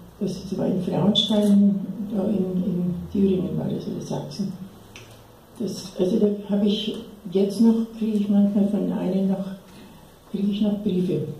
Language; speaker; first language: German; native; German